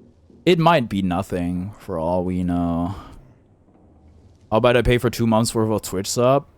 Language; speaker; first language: English; native; English